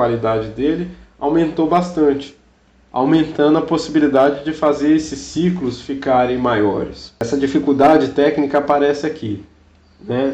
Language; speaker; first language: Portuguese; native; Portuguese